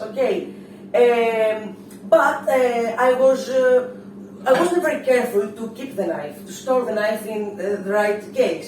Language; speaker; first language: English; non-native, fluent; Greek